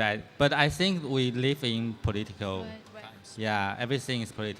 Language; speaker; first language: English; non-native, fluent; Chinese